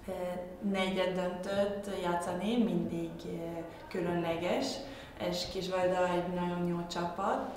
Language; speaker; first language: Hungarian; non-native, learner; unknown